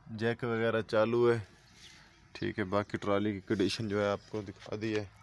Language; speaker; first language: Urdu; non-native, local second language; Punjabi